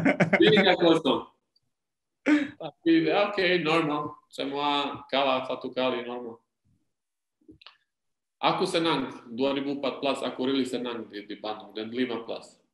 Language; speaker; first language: Indonesian; non-native, learner; Serbian